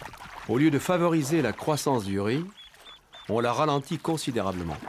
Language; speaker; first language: French; native; French